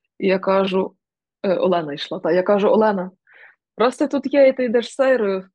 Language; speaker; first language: Ukrainian; native; Ukrainian